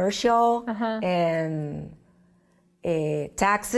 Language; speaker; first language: English; non-native, learner; Spanish